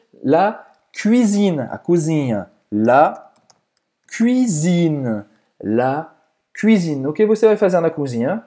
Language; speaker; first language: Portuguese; non-native, fluent; French